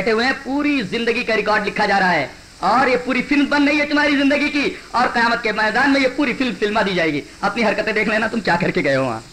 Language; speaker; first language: Urdu; native; Urdu